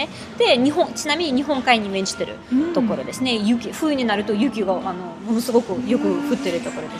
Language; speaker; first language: Japanese; non-native, fluent; Russian